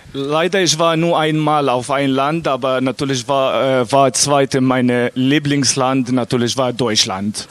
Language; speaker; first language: German; non-native, learner; Arabic